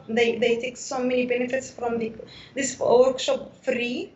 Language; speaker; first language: English; non-native, learner; Arabic